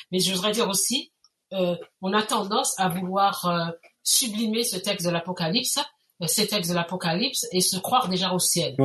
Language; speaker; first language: French; native; French